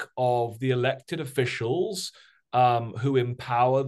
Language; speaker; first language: English; native; English